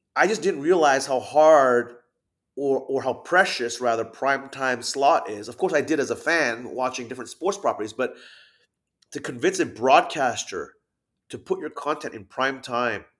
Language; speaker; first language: English; early bilingual, other home language; Thai